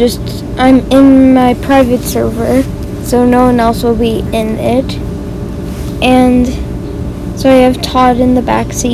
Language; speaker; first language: English; native; English